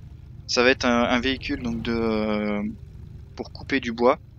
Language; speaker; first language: French; native; French